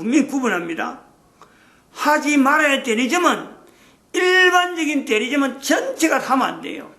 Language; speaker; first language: Korean; native; Korean